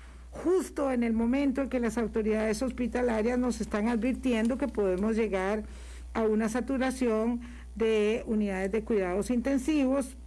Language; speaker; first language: Spanish; native; Spanish